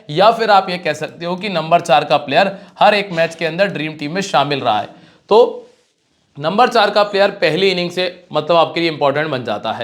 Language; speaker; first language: Hindi; native; Hindi